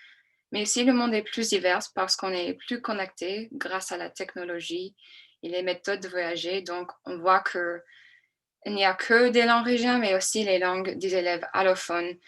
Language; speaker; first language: French; non-native, fluent; English